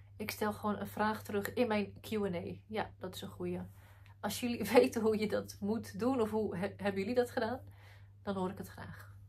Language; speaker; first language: Dutch; early bilingual, other home language; Arabic